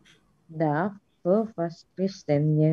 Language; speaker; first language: Russian; non-native, fluent; Indonesian